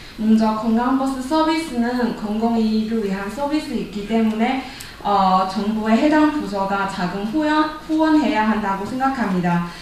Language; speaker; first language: Korean; non-native, fluent; Chinese